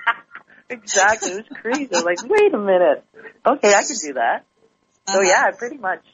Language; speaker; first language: English; native; English